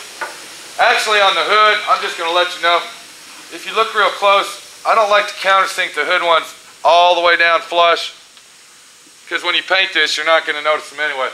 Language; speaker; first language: English; native; English